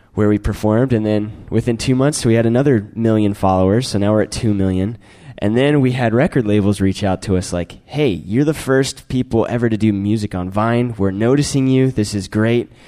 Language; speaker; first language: English; native; English